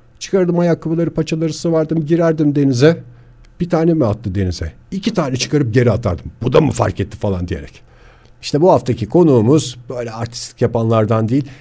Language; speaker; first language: Turkish; native; Turkish